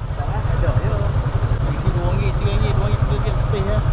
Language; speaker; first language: Malay; native; Malay